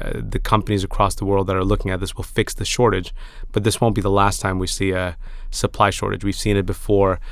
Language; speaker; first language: English; early bilingual, other home language; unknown